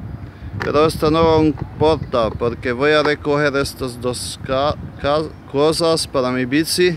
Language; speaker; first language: Spanish; non-native, fluent; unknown